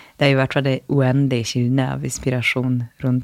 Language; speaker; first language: Norwegian; non-native, fluent; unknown